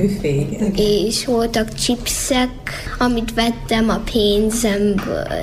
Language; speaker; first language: Hungarian; early bilingual, heritage; Hungarian